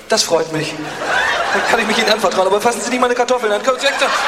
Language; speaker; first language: German; native; German